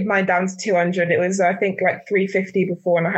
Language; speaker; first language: English; native; English